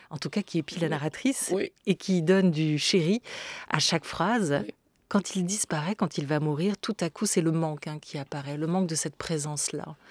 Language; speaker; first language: French; native; French